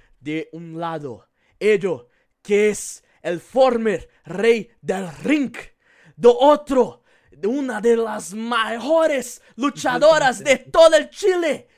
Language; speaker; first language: Spanish; non-native, learner; Portuguese